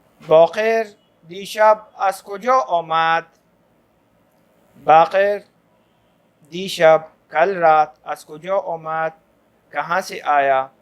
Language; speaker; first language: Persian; non-native, fluent; Urdu